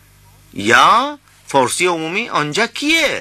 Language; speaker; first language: Persian; non-native, fluent; Urdu